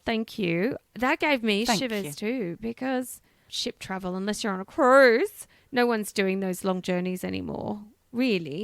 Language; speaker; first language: English; native; English